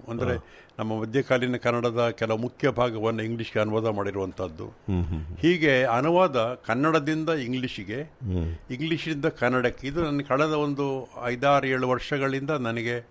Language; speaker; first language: Kannada; non-native, local second language; Tulu